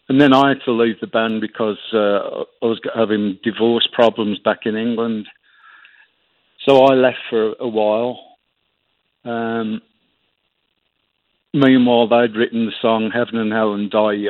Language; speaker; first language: English; native; English